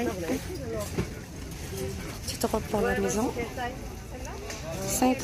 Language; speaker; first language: French; non-native, fluent; Arabic